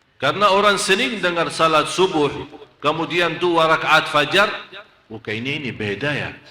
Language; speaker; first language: Malay; non-native, fluent; Arabic